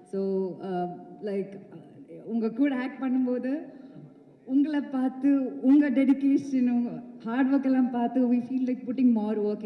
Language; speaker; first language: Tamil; non-native, local second language; Malayalam